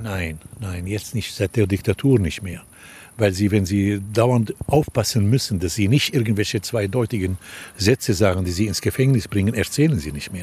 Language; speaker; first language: German; non-native, fluent; Arabic